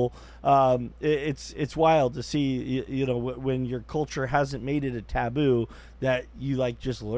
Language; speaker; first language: English; native; English